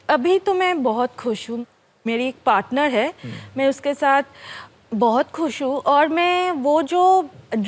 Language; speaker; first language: Hindi; non-native, local second language; Bangla